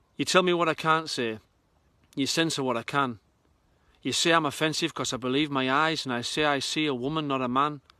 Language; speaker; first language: English; native; English